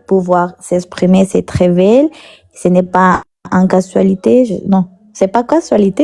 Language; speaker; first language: French; non-native, learner; Spanish